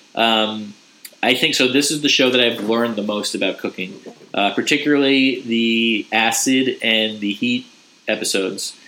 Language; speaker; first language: English; native; English